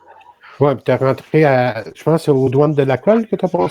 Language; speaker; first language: French; native; French